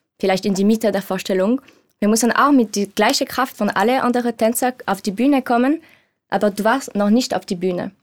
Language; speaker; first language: German; non-native, learner; French